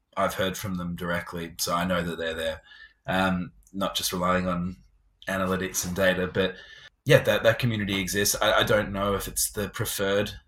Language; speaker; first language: English; native; English